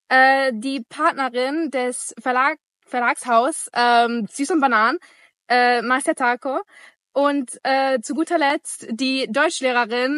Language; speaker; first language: German; non-native, fluent; Italian